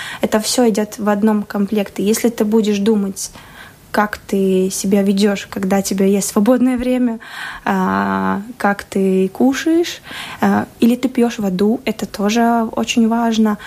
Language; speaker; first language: Russian; non-native, local second language; Latvian